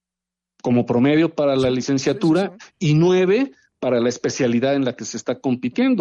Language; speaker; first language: Spanish; native; Spanish